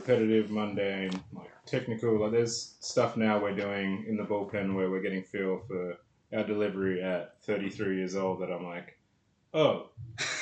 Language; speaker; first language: English; native; English